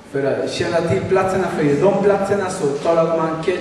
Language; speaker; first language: Swedish; non-native, learner; Spanish